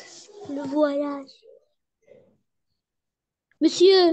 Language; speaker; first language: French; non-native, learner; Arabic